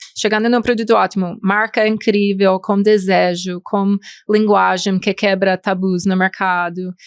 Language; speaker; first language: Portuguese; non-native, fluent; English